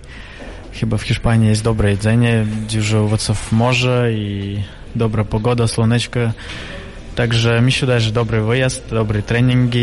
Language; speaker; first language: Polish; non-native, fluent; Russian